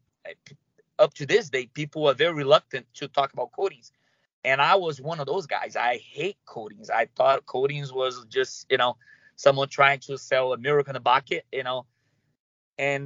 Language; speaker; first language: English; non-native, fluent; Spanish